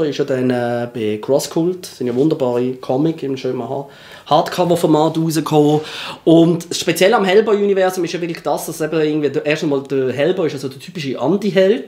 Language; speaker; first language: German; native; German